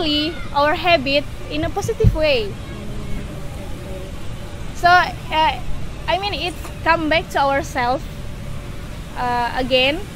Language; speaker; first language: English; non-native, learner; Indonesian